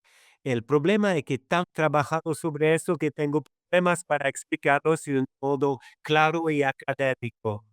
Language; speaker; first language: Spanish; non-native, fluent; Arabic